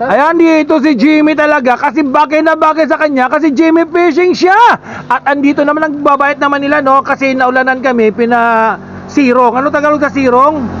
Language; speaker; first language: Filipino; non-native, local second language; Waray